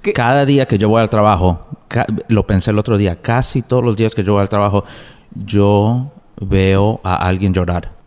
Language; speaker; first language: Spanish; early bilingual, heritage; Spanish